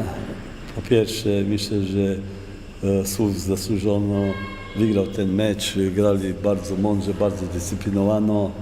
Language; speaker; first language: Polish; non-native, fluent; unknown